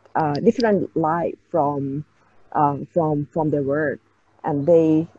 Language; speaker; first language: English; non-native, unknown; Thai